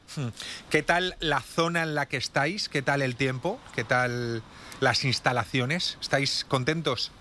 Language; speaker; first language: Spanish; native; Spanish